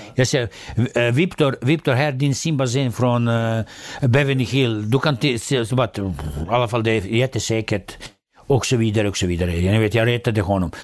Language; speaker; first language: Swedish; non-native, fluent; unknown